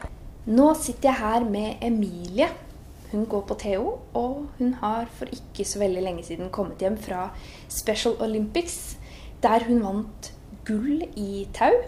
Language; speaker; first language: Norwegian; native; Norwegian